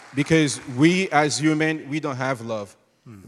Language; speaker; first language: English; non-native, fluent; Haitian Creole